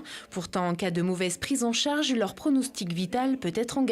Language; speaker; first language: French; native; French